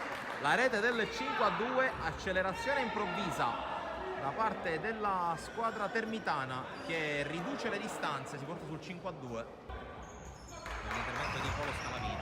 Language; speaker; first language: Italian; native; Italian